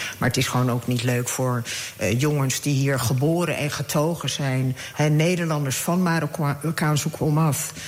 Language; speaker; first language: Dutch; early bilingual, other home language; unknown